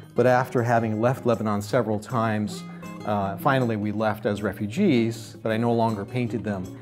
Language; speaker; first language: English; non-native, fluent; Arabic